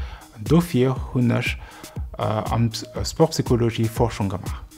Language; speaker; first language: German; non-native, local second language; Luxembourgish